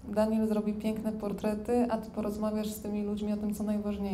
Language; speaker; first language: Polish; native; Polish